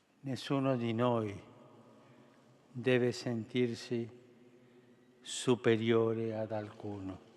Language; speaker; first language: Italian; non-native, fluent; Spanish